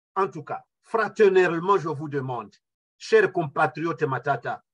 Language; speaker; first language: French; non-native, local second language; Kinyarwanda